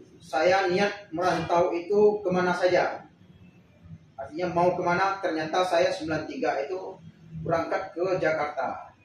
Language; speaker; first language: Indonesian; non-native, local second language; Minangkabau